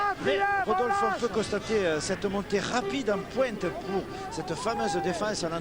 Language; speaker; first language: French; native; French